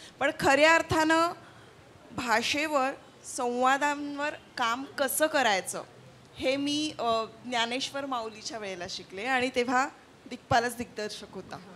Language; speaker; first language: Marathi; native; Marathi